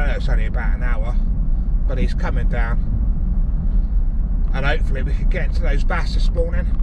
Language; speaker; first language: English; native; English